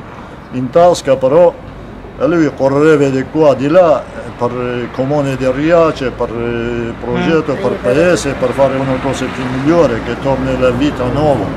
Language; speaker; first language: Italian; non-native, learner; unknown